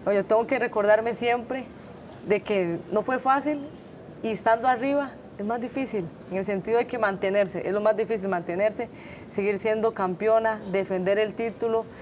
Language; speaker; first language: Spanish; native; Spanish